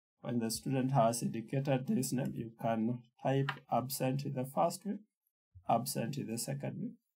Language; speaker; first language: English; non-native, local second language; Kikuyu